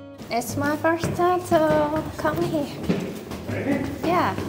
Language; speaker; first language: English; non-native, learner; Chinese